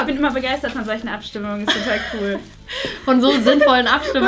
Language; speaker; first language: German; native; German